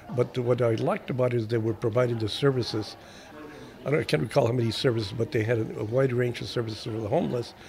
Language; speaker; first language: English; early bilingual, other home language; Spanish